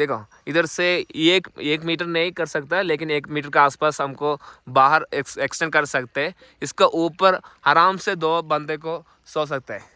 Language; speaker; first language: Hindi; non-native, local second language; Malayalam